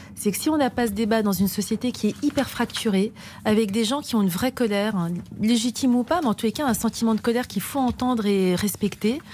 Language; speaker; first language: French; native; French